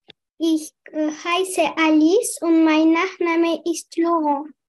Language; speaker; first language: German; non-native, learner; French